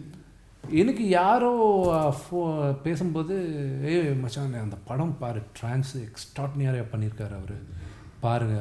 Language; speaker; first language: Tamil; non-native, local second language; Telugu